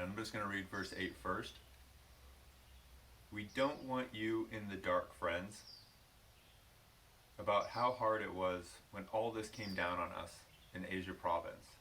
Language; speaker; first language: English; native; English